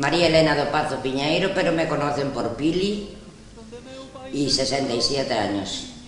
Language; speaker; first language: Spanish; non-native, local second language; Galician